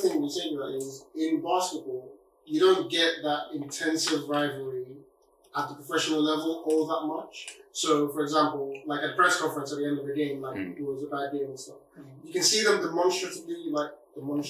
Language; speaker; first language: English; non-native, local second language; Yoruba